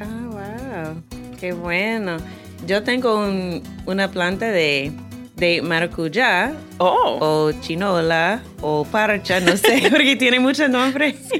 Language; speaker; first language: Spanish; non-native, fluent; English